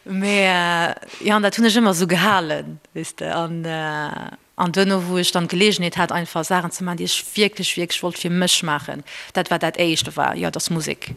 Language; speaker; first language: Luxembourgish; early bilingual, other home language; Portuguese